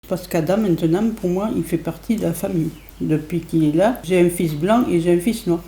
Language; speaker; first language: French; native; French